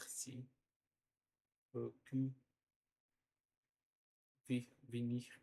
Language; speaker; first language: French; non-native, learner; Portuguese